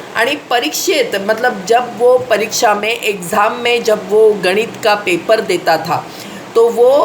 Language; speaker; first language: Hindi; non-native, local second language; Marathi